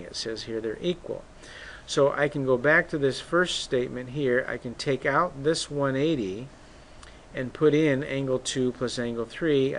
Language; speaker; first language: English; native; English